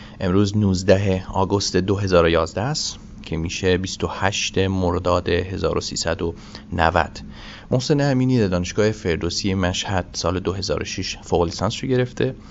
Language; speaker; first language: Persian; native; Persian